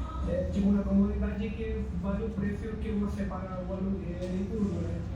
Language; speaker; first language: Portuguese; non-native, fluent; Spanish